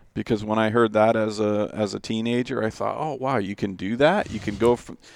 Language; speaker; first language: English; native; English